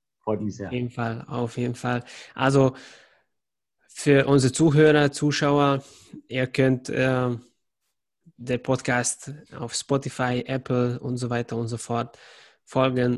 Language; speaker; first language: German; non-native, fluent; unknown